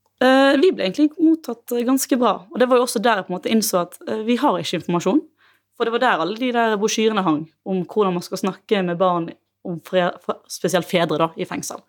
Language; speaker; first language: Norwegian; native; Norwegian